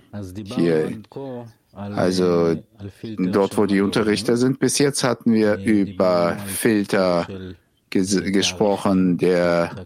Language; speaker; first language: German; non-native, fluent; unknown